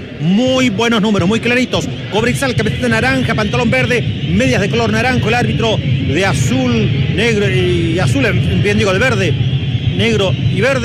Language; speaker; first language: Spanish; native; Spanish